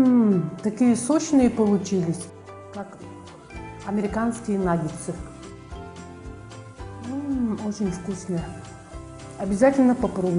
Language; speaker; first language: Russian; non-native, local second language; Yakut